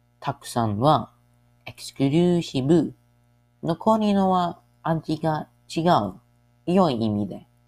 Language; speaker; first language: Japanese; non-native, learner; English